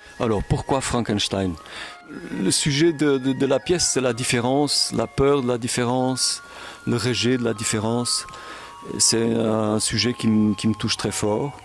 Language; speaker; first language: French; native; French